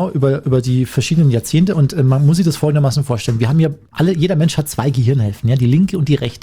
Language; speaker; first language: German; native; German